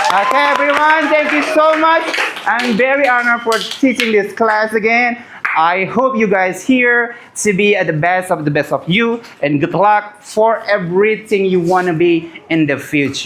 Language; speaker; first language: English; non-native, learner; Indonesian